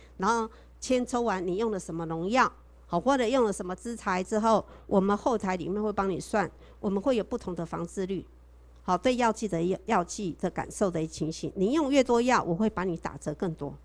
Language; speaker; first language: Chinese; native; Chinese